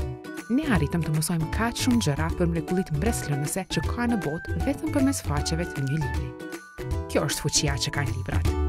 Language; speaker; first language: Albanian; native; Albanian